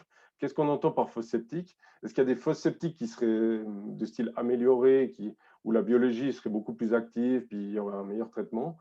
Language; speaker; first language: French; native; French